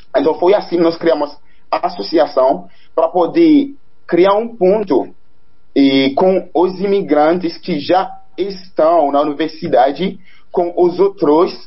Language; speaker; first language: Portuguese; non-native, fluent; Haitian Creole